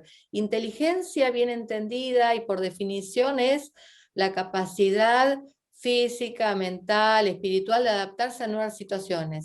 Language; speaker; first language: Spanish; native; Spanish